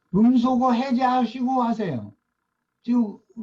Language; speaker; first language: Korean; native; Korean